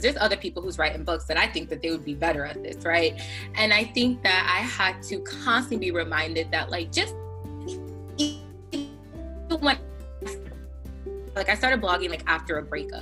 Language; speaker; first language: English; native; English